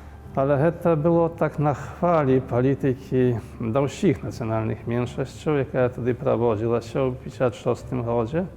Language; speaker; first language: Polish; non-native, local second language; Belarusian